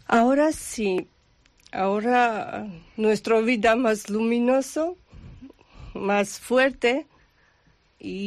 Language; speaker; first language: Spanish; non-native, learner; Georgian